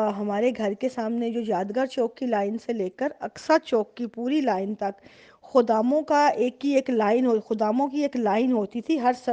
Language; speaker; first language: Urdu; native; Urdu